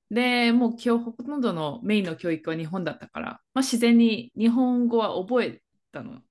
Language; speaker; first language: Japanese; early bilingual, other home language; Filipino